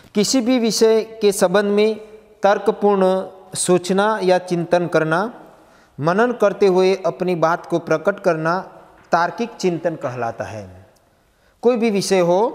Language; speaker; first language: Hindi; non-native, local second language; Gujarati